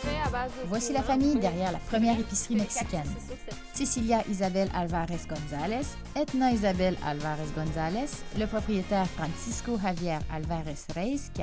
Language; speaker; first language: French; native; French